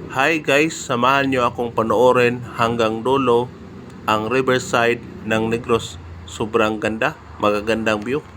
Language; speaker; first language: Filipino; non-native, local second language; Cebuano